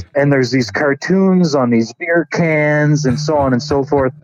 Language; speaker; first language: English; native; English